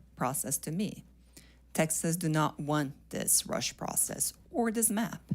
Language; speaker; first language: English; non-native, fluent; Portuguese